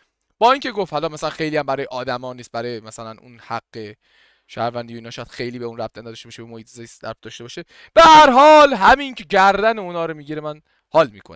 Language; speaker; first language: Persian; native; Persian